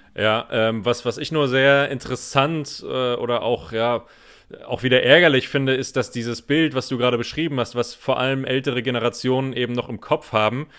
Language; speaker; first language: German; native; German